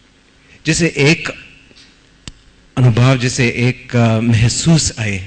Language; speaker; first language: Hindi; non-native, learner; English